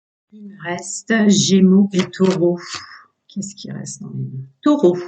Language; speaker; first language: French; native; French